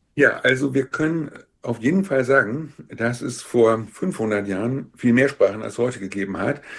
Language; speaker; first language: German; native; German